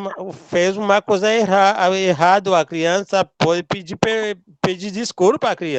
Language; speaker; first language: Portuguese; non-native, learner; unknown